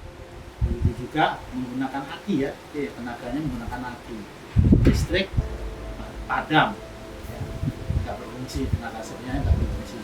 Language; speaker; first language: Indonesian; native; Indonesian